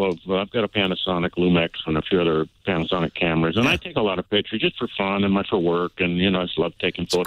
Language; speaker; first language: English; native; English